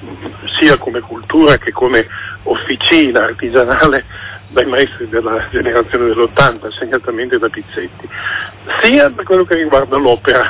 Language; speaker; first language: Italian; native; Italian